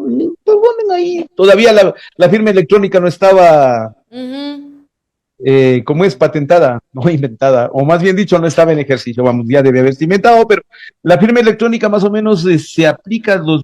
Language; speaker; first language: Spanish; native; Spanish